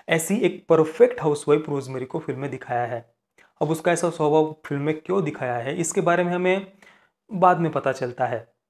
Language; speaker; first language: Hindi; non-native, local second language; Marathi